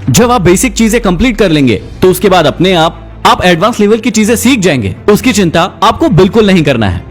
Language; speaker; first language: Hindi; native; Hindi